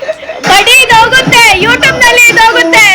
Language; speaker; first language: Kannada; non-native, local second language; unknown